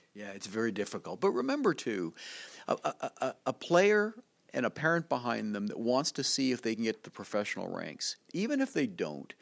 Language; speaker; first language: English; native; English